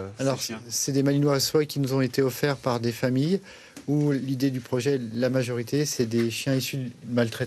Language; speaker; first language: French; native; French